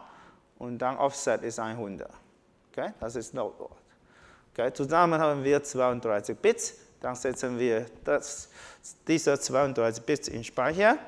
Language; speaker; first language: German; non-native, learner; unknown